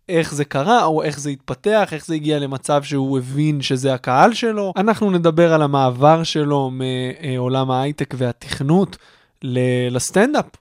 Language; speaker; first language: Hebrew; native; Hebrew